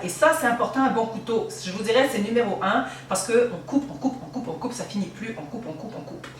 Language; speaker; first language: French; native; French